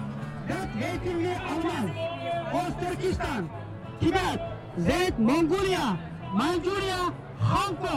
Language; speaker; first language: Dutch; non-native, learner; Uyghur